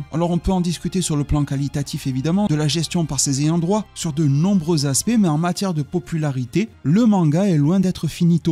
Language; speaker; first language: French; native; French